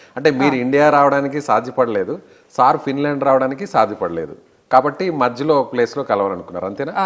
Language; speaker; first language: Telugu; native; Telugu